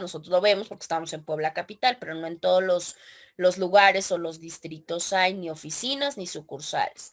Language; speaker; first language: Spanish; native; Spanish